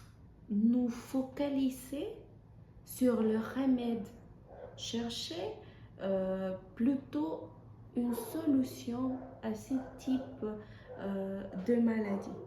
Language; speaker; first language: French; non-native, fluent; Spanish